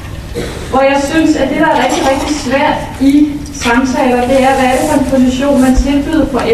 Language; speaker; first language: Danish; native; Danish